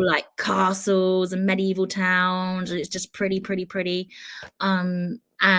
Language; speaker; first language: English; native; English